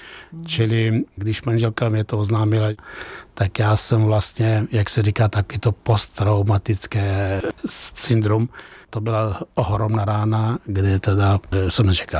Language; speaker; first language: Czech; non-native, fluent; Persian